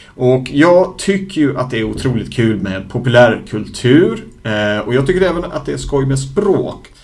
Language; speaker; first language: Swedish; native; Swedish